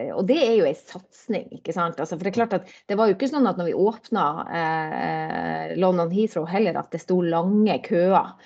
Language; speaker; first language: Norwegian; native; Norwegian